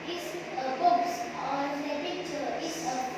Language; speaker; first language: English; non-native, learner; Vietnamese